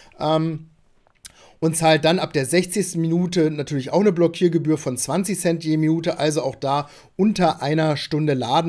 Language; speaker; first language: German; native; German